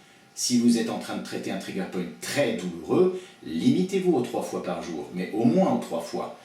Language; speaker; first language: French; native; French